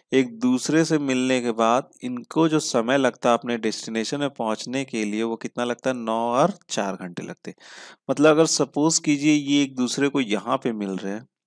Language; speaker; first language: Hindi; native; Hindi